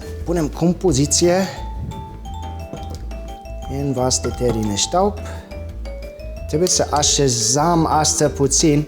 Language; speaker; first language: Romanian; non-native, fluent; German